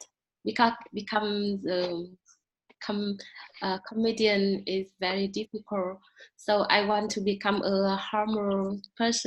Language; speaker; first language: English; non-native, learner; Vietnamese